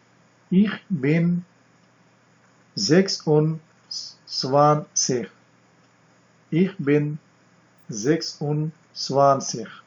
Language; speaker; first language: German; non-native, fluent; Urdu